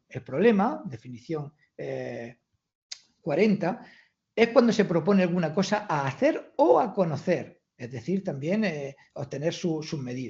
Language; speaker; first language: Spanish; native; Spanish